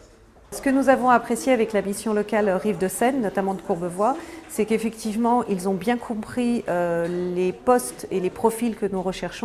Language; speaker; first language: French; native; French